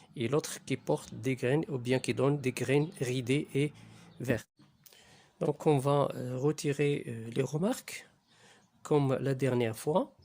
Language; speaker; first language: French; non-native, local second language; Arabic